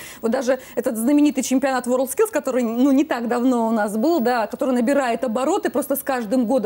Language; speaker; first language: Russian; native; Russian